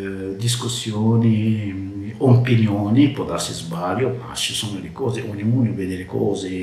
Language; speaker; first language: Italian; non-native, learner; Arabic